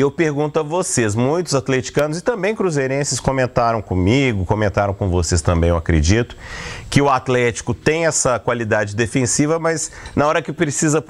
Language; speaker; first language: Portuguese; native; Portuguese